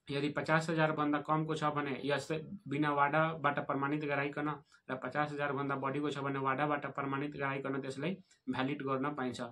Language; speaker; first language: Nepali; non-native, local second language; Bhojpuri